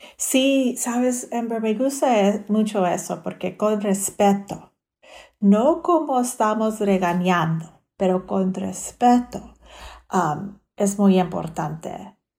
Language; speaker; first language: Spanish; early bilingual, heritage; Spanish